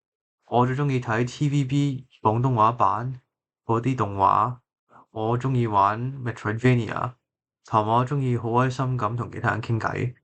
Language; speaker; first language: Cantonese; early bilingual, heritage; Cantonese